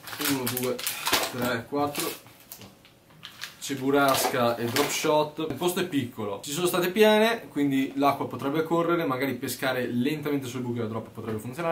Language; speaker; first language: Italian; native; Italian